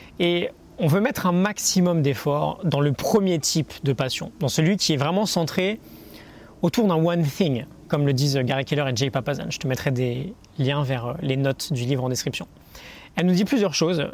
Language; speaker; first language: French; native; French